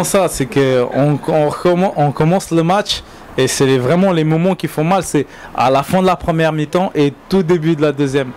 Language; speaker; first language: French; native; French